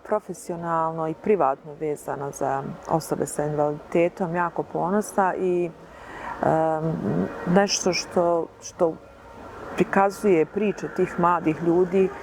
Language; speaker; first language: Bosnian; native; Bosnian